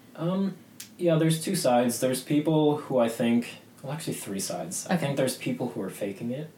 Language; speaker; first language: English; native; English